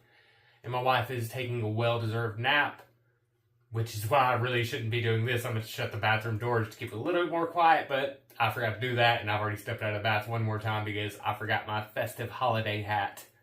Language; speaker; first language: English; native; English